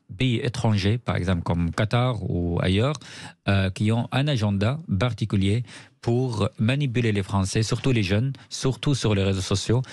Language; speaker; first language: French; non-native, fluent; Arabic